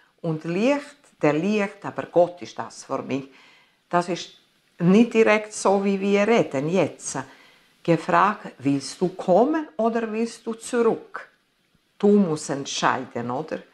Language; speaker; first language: German; non-native, fluent; Italian